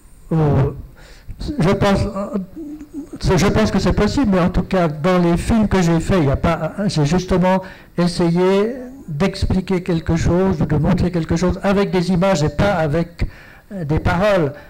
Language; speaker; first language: French; native; French